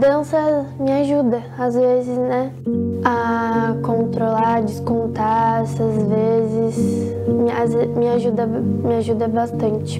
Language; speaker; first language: Portuguese; native; Portuguese